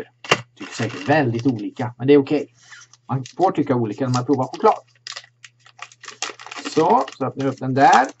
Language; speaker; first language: Swedish; native; Swedish